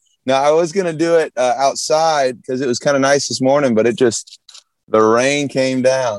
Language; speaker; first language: English; native; English